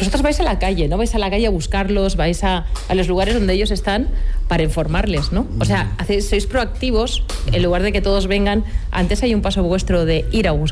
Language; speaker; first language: Spanish; native; Spanish